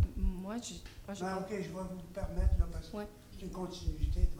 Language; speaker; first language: French; native; French